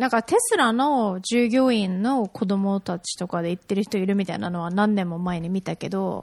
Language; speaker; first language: Japanese; native; Japanese